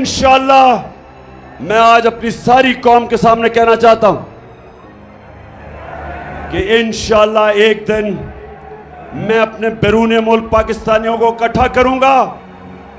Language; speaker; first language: Urdu; native; Urdu